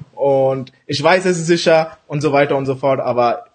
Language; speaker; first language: German; early bilingual, other home language; Urdu